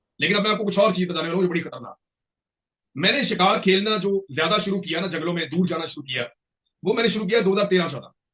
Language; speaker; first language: Urdu; non-native, local second language; Punjabi